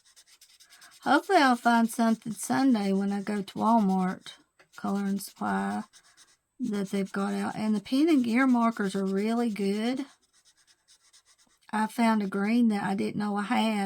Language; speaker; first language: English; native; English